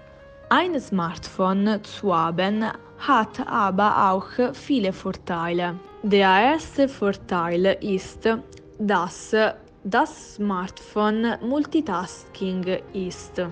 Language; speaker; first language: German; non-native, learner; Italian